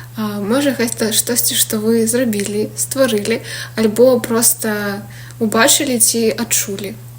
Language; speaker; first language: Belarusian; non-native, local second language; Russian